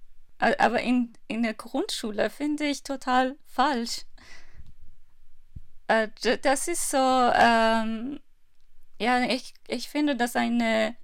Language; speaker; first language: German; non-native, fluent; Persian